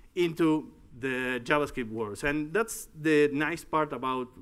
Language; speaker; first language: English; non-native, fluent; Spanish